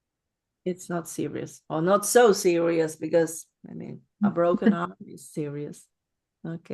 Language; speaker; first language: English; non-native, fluent; Spanish